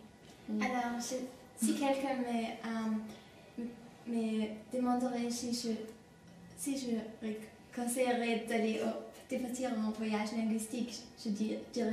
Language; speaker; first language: French; non-native, learner; German